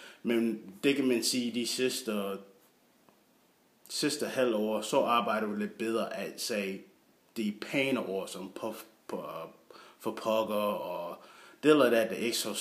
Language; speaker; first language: Danish; non-native, learner; English